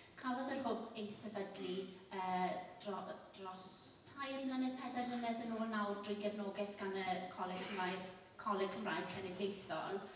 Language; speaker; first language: Welsh; non-native, local second language; English